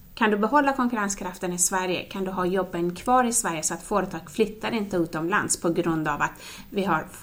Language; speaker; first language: Swedish; non-native, fluent; Persian